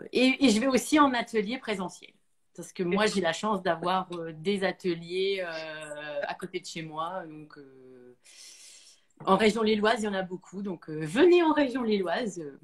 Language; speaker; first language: French; native; French